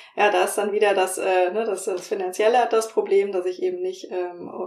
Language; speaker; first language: German; native; German